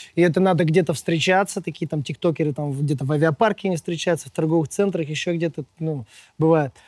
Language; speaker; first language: Russian; native; Russian